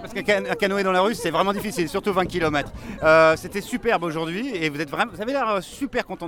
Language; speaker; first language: French; native; French